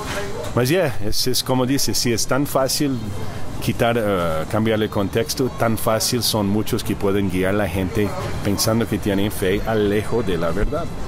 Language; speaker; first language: Spanish; early bilingual, heritage; Spanish